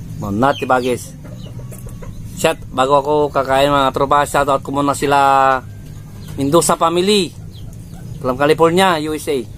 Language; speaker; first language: Filipino; non-native, local second language; Pangasinan